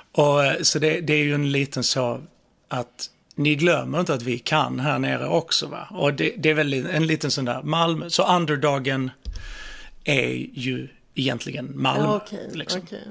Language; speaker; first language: Swedish; native; Swedish